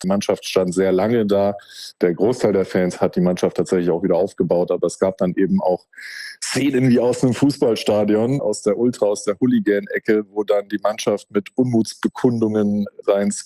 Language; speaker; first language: German; native; German